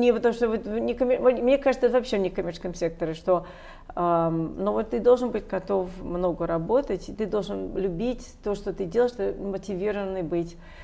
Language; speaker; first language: Russian; non-native, fluent; English